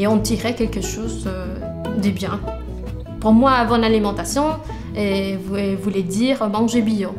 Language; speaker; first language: French; non-native, fluent; Spanish